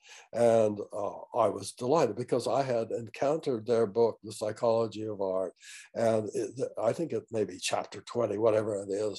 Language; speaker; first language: English; native; English